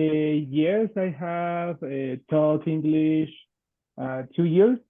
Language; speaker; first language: English; non-native, fluent; Spanish